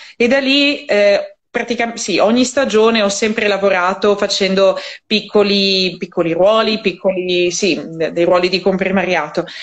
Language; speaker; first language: Italian; native; Italian